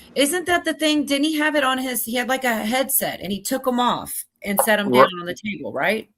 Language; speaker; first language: English; native; English